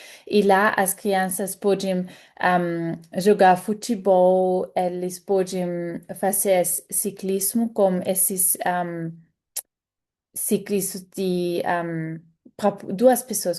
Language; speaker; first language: Portuguese; non-native, fluent; German